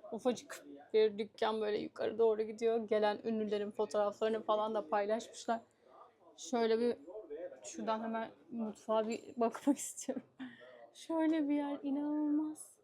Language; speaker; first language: Turkish; native; Turkish